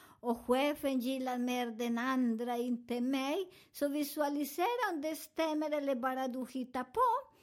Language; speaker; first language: Swedish; non-native, fluent; Spanish